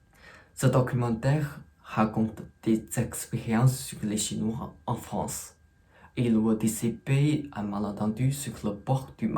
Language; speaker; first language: French; non-native, fluent; Chinese